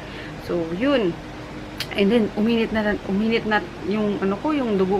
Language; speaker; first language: Filipino; native; Filipino